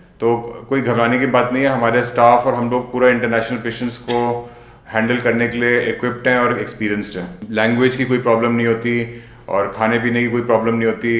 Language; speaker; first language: Hindi; native; Hindi